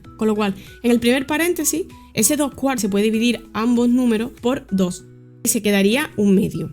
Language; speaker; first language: Spanish; native; Spanish